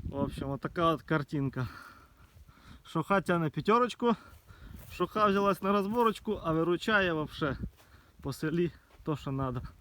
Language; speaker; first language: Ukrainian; native; Ukrainian